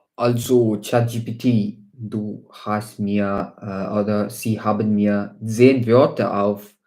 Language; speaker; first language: German; non-native, learner; Malayalam